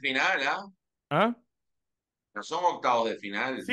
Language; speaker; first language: Spanish; native; Spanish